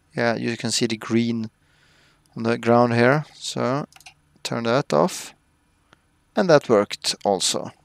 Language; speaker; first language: English; non-native, fluent; Swedish